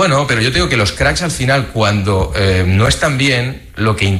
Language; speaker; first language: Spanish; native; Spanish